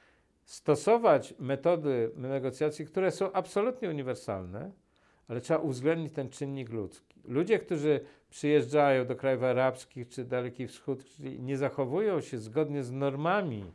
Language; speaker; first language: Polish; native; Polish